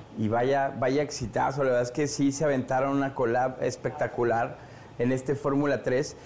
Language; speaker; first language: Spanish; native; Spanish